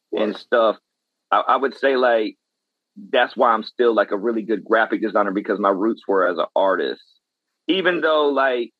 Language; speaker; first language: English; native; English